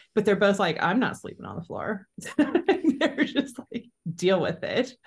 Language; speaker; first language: English; native; English